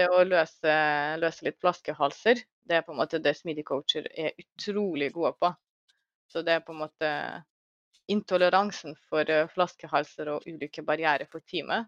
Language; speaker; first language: Norwegian; non-native, fluent; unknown